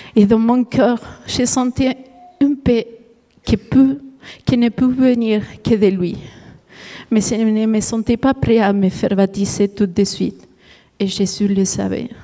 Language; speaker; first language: French; non-native, fluent; Spanish